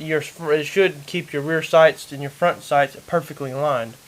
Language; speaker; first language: English; native; English